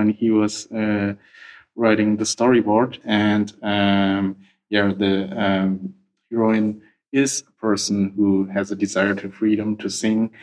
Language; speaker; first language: English; non-native, fluent; German